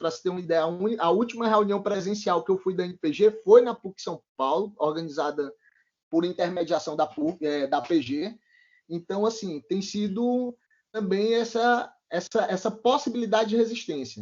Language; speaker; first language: Portuguese; native; Portuguese